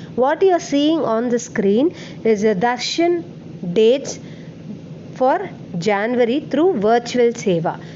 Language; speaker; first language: English; non-native, local second language; Tamil